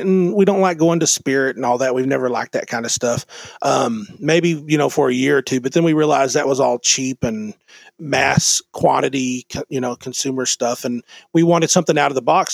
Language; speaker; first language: English; native; English